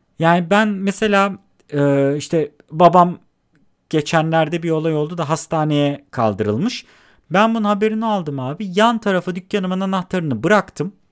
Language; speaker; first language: Turkish; native; Turkish